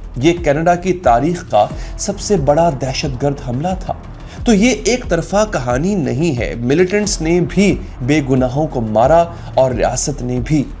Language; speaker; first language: Urdu; native; Urdu